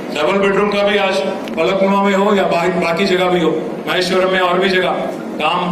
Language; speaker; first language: Hindi; non-native, local second language; Telugu